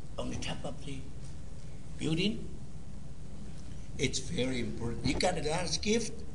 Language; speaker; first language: English; non-native, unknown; Min Nan Chinese